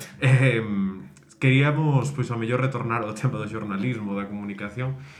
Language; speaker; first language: Galician; non-native, local second language; Spanish